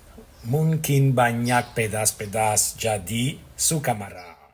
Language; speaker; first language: Indonesian; non-native, learner; Italian